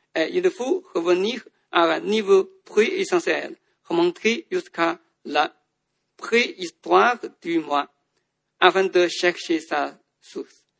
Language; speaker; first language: French; non-native, fluent; Chinese